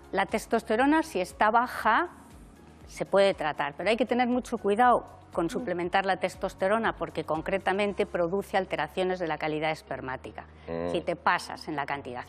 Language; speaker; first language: Spanish; native; Spanish